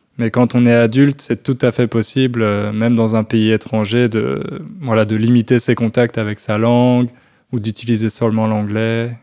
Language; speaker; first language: French; native; French